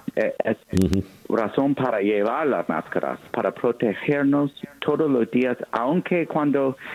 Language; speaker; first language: Spanish; non-native, fluent; English